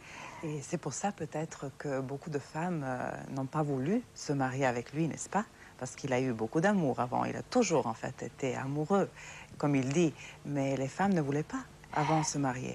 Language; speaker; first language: French; non-native, fluent; Serbian